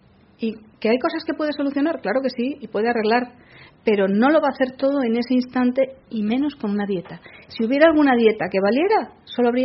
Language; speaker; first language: Spanish; native; Spanish